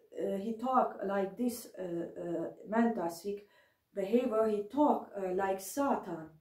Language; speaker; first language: English; non-native, learner; German